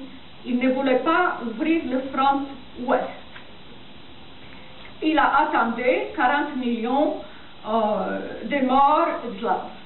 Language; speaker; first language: French; non-native, fluent; Serbian